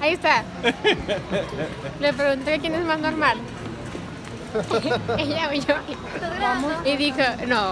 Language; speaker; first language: Spanish; native; Spanish